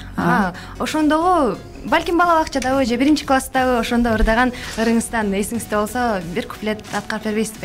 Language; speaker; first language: Kyrgyz; native; Kyrgyz